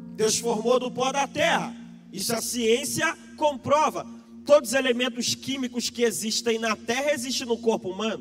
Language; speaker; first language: Portuguese; native; Portuguese